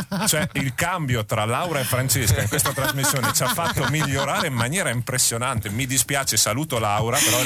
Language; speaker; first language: Italian; native; Italian